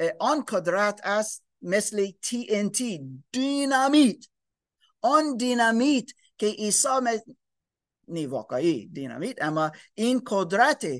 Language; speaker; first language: Persian; non-native, fluent; English